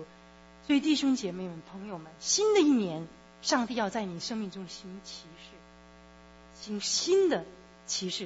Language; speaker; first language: Chinese; native; Chinese